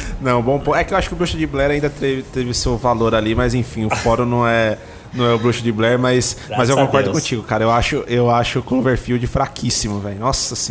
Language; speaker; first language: Portuguese; native; Portuguese